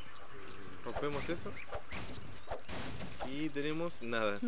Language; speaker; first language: Spanish; native; Spanish